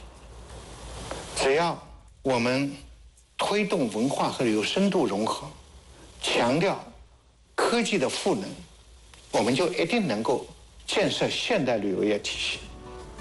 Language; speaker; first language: Chinese; native; Chinese